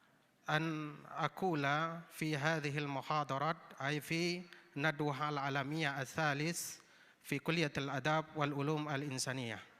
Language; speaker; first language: Arabic; non-native, fluent; Indonesian